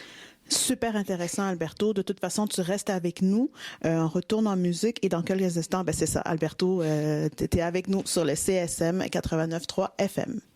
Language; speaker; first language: French; native; French